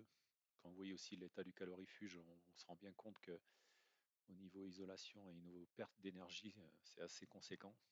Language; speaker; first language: French; native; French